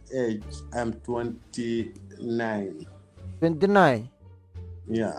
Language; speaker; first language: English; non-native, learner; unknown